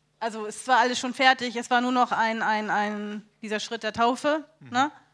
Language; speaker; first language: German; native; German